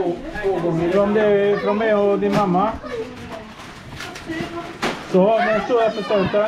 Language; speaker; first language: Swedish; native; Swedish